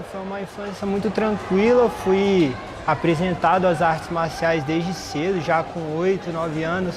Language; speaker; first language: Portuguese; native; Portuguese